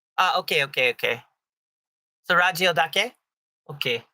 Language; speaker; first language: Japanese; non-native, learner; English